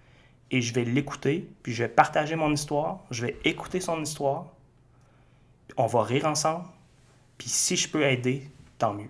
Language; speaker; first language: French; native; French